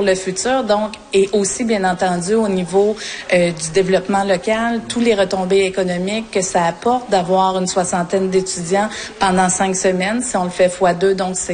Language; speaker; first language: French; native; French